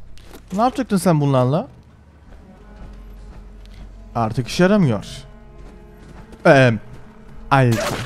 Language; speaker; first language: Turkish; early bilingual, heritage; Turkish